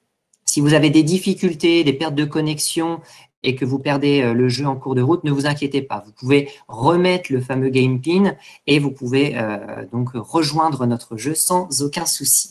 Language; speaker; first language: French; native; French